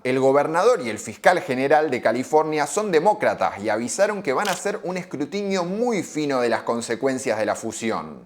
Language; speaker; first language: Spanish; native; Spanish